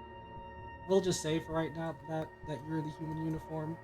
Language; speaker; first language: English; native; English